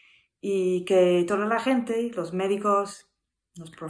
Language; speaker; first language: Spanish; non-native, learner; English